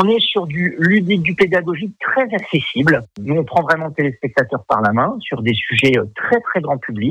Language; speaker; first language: French; native; French